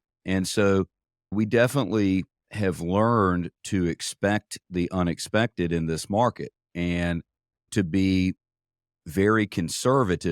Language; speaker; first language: English; native; English